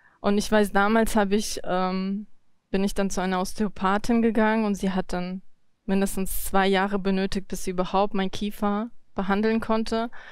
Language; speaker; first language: German; early bilingual, other home language; Russian